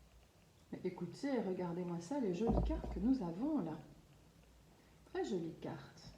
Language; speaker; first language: French; native; French